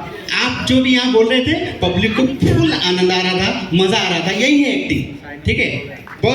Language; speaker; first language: Hindi; native; Hindi